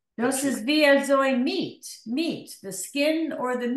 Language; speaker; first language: German; non-native, learner; English